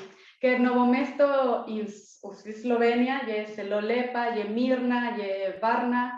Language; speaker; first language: Slovenian; non-native, learner; Spanish